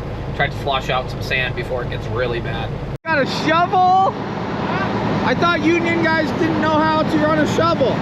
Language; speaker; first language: English; native; English